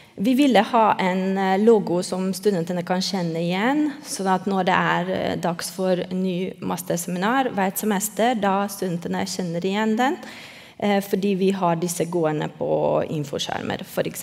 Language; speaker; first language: Norwegian; non-native, fluent; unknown